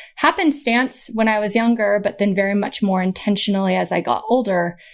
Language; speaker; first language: English; native; English